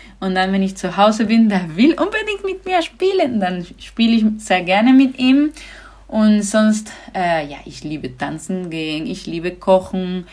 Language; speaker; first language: German; non-native, fluent; Spanish